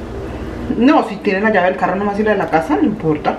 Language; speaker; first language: Spanish; native; Spanish